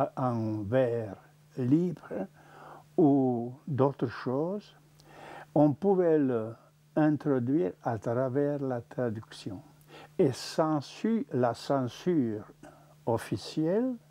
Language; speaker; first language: French; non-native, fluent; Czech